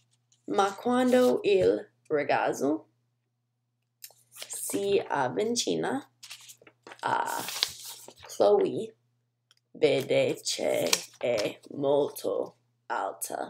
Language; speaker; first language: Italian; non-native, learner; English